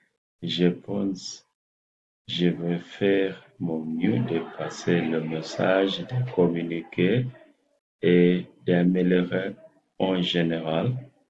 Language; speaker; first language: French; non-native, fluent; English